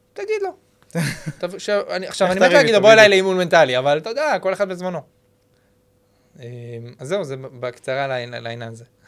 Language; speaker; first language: Hebrew; native; Hebrew